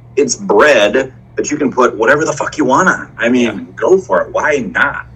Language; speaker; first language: English; native; English